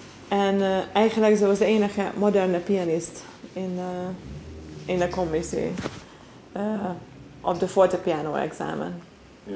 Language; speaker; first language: Dutch; non-native, fluent; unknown